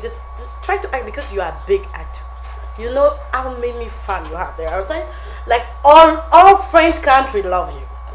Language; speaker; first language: English; non-native, learner; French